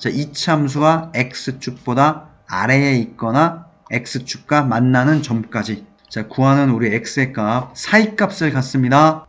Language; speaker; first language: Korean; native; Korean